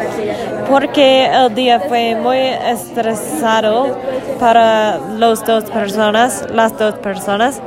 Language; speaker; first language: Spanish; non-native, learner; English